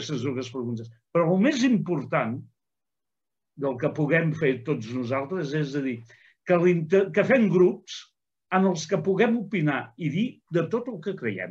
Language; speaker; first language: Catalan; native; Catalan